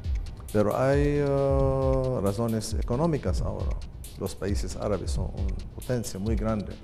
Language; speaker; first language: Spanish; non-native, fluent; Arabic